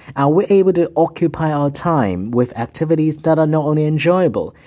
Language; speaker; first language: English; non-native, local second language; Cantonese